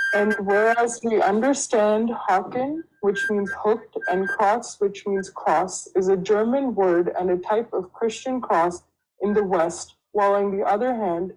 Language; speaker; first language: English; non-native, learner; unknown